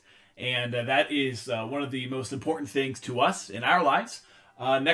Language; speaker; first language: English; native; English